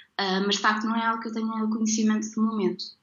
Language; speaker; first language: Portuguese; native; Portuguese